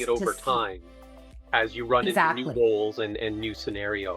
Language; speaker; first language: English; native; English